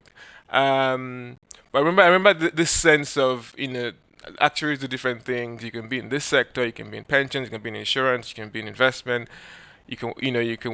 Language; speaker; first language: English; non-native, local second language; Yoruba